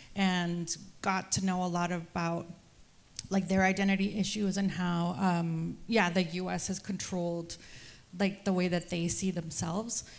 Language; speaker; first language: English; early bilingual, other home language; Spanish